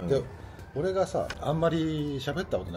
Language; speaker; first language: Japanese; native; Japanese